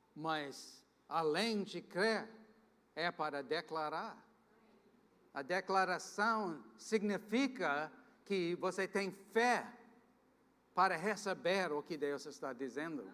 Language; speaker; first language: Portuguese; non-native, fluent; English